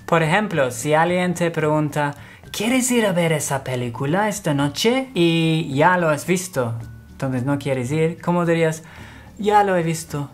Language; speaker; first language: Spanish; non-native, fluent; English